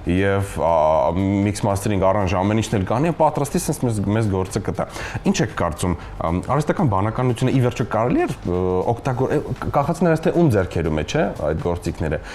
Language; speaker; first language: Armenian; native; Armenian